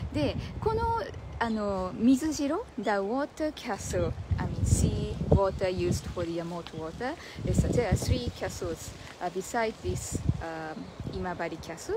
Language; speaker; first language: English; non-native, learner; Japanese